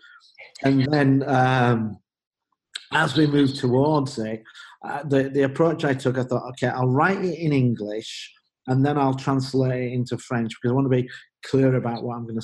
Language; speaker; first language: English; native; English